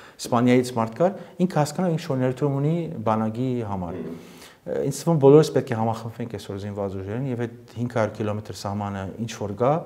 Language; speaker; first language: Armenian; early bilingual, heritage; Armenian